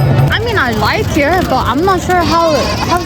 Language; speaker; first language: English; non-native, learner; Korean